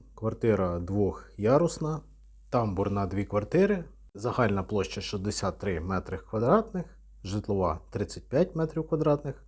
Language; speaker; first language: Ukrainian; native; Ukrainian